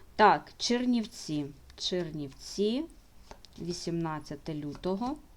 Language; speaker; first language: Ukrainian; non-native, local second language; Russian